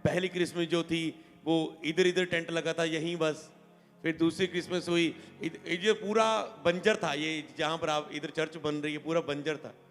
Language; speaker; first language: Hindi; non-native, local second language; Punjabi